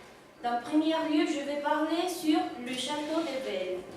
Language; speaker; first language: French; non-native, learner; Spanish